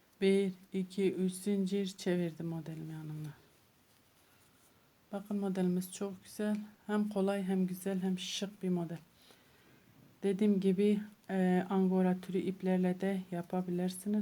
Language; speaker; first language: Turkish; native; Turkish